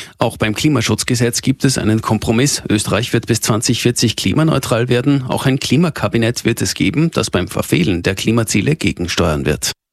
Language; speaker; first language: German; native; German